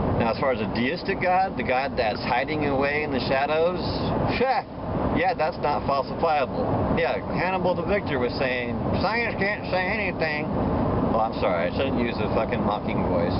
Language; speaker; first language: English; native; English